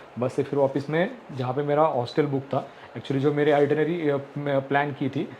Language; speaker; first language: Hindi; non-native, local second language; Marathi